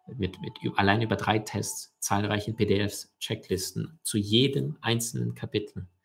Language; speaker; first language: German; early bilingual, other home language; Russian